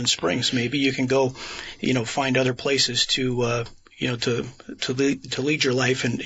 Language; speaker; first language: English; native; English